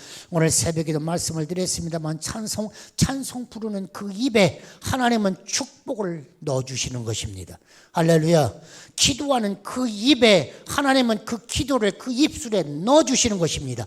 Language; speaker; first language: Korean; native; Korean